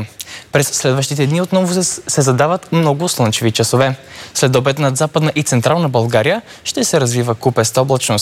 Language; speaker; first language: Bulgarian; native; Bulgarian